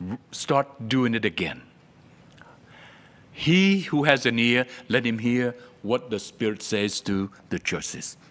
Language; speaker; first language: English; non-native, fluent; Vietnamese